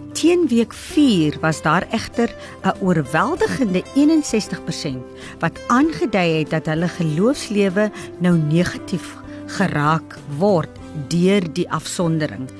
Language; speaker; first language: Afrikaans; native; Afrikaans